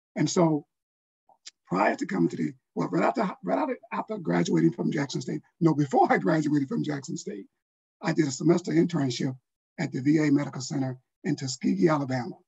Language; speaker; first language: English; native; English